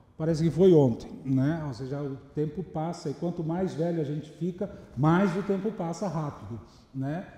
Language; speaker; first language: Portuguese; native; Portuguese